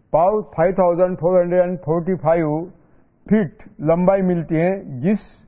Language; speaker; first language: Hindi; non-native, local second language; Marathi